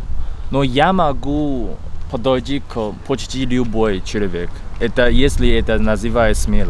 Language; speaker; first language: Russian; non-native, learner; Chinese